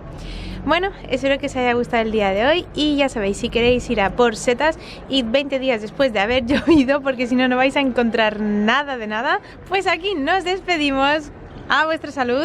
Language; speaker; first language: Spanish; native; Spanish